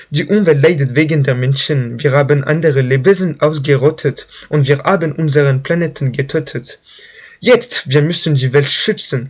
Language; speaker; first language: German; non-native, learner; French